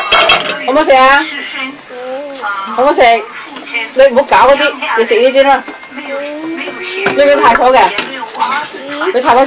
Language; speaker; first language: Cantonese; native; Cantonese